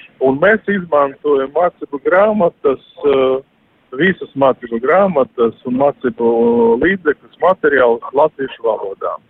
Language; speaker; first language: Latvian; non-native, local second language; Russian